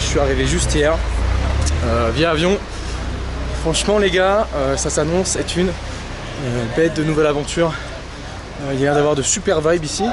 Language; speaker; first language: French; native; French